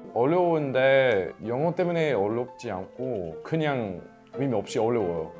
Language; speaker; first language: Korean; non-native, learner; English